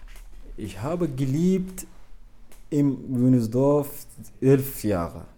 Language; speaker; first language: German; non-native, learner; Arabic